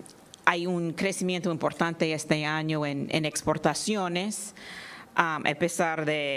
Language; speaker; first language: Spanish; non-native, fluent; English